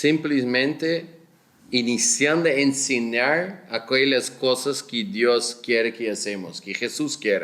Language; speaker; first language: Spanish; non-native, fluent; Portuguese